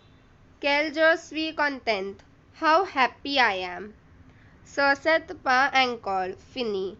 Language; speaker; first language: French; non-native, learner; Hindi